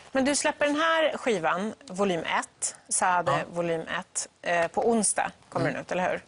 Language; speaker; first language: Swedish; native; Swedish